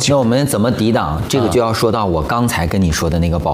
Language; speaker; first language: Chinese; native; Chinese